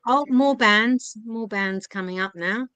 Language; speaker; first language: English; native; English